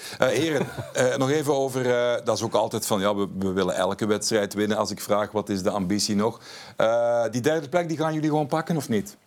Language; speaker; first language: Dutch; native; Dutch